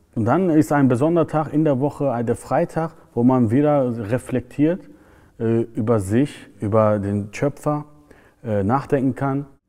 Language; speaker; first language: German; early bilingual, other home language; Turkish